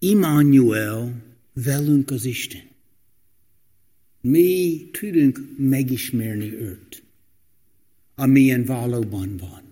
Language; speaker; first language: Hungarian; non-native, fluent; English